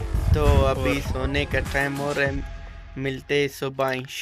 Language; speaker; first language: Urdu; non-native, local second language; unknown